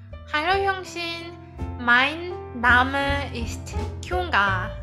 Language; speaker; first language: German; non-native, fluent; Korean